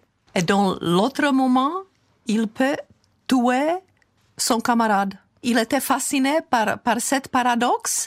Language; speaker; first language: French; non-native, fluent; Czech